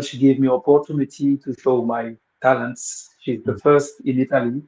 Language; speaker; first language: English; non-native, local second language; Wolof